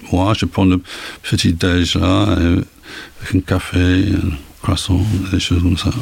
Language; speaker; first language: French; non-native, learner; English